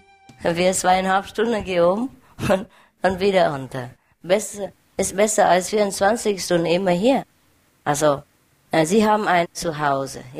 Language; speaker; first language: German; non-native, learner; Vietnamese